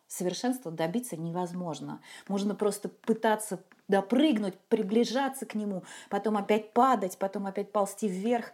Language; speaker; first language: Russian; native; Russian